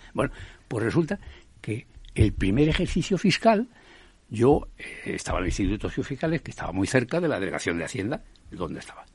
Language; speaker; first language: Spanish; native; Spanish